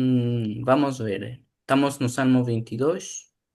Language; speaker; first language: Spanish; non-native, learner; Portuguese